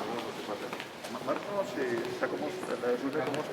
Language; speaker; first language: French; non-native, fluent; Greek